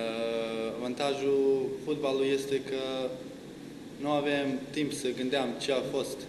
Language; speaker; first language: Romanian; non-native, learner; Bosnian